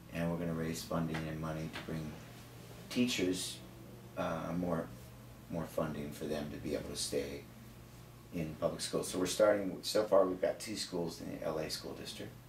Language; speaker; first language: English; native; English